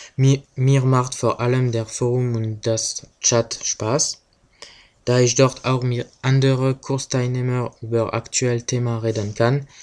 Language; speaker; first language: German; non-native, learner; French